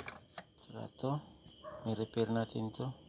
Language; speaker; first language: Filipino; non-native, local second language; Cebuano